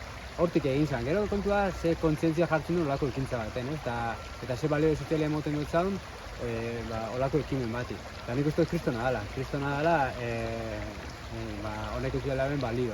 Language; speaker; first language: Basque; native; Basque